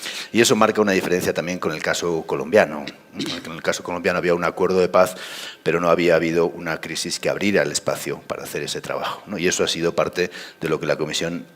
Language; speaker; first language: Spanish; native; Spanish